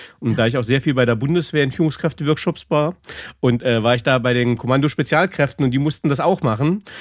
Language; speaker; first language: German; native; German